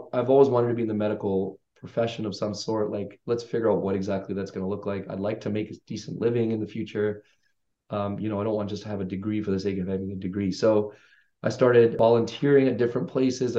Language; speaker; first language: English; native; English